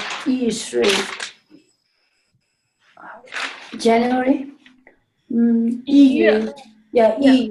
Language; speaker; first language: Chinese; non-native, learner; Tibetan